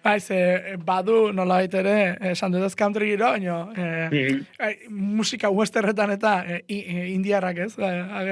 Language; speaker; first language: Basque; native; Basque